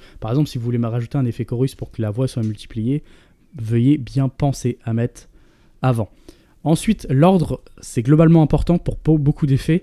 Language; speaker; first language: French; native; French